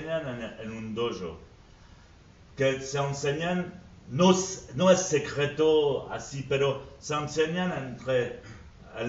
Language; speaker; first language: Spanish; non-native, fluent; French